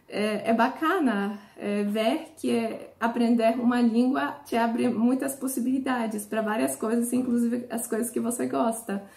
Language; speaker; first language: Portuguese; non-native, fluent; Polish